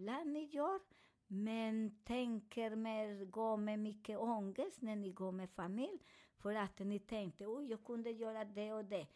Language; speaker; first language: Swedish; non-native, fluent; Spanish